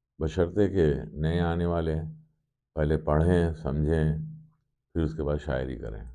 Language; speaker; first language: Urdu; native; Urdu